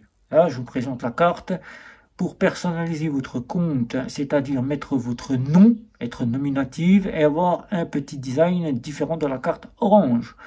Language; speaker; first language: French; native; French